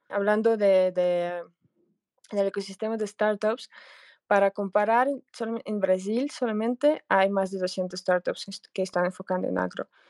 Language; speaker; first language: Spanish; non-native, fluent; Russian